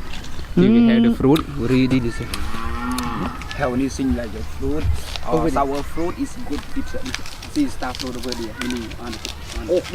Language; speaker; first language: English; non-native, learner; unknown